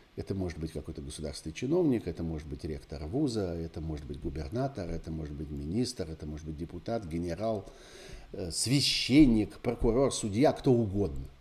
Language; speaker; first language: Russian; native; Russian